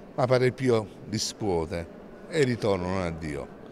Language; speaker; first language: Italian; native; Italian